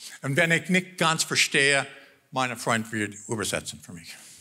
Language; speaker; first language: German; non-native, learner; English